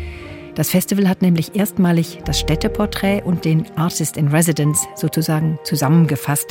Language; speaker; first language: German; native; German